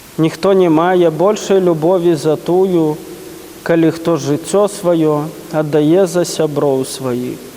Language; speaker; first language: Belarusian; native; Belarusian